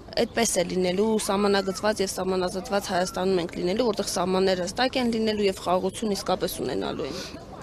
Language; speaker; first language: Armenian; native; Armenian